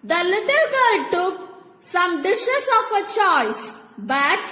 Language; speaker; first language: English; non-native, local second language; Tamil